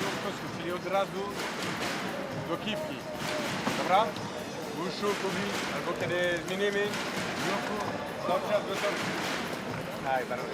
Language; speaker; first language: Polish; non-native, fluent; French